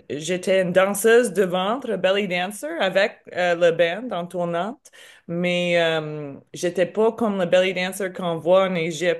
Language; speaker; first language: French; non-native, learner; English